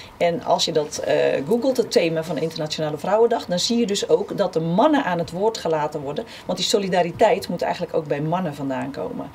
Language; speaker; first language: Dutch; native; Dutch